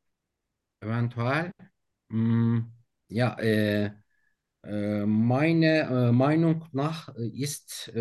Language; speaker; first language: German; non-native, learner; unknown